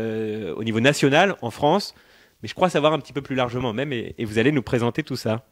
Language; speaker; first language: French; native; French